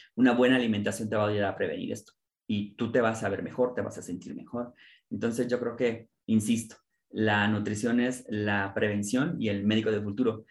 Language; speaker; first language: Spanish; native; Spanish